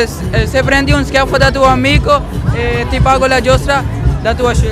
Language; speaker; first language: Italian; non-native, learner; Punjabi